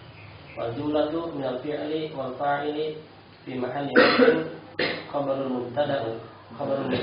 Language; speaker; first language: Arabic; non-native, learner; Indonesian